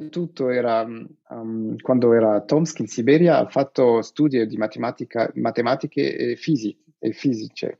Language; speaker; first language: Italian; non-native, fluent; Russian